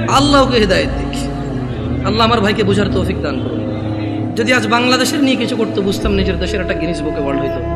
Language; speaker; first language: Bangla; early bilingual, heritage; Bangla